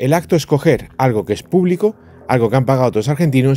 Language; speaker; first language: Spanish; native; Spanish